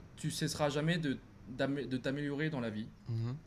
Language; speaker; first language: French; non-native, fluent; Thai